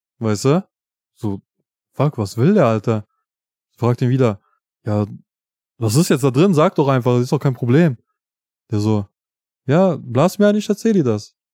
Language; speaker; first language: German; early bilingual, other home language; Albanian